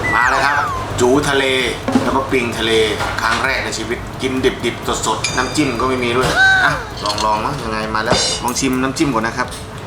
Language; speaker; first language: Thai; native; Thai